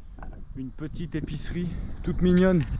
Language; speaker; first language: French; native; French